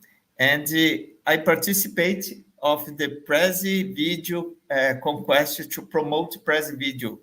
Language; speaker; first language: English; non-native, fluent; Portuguese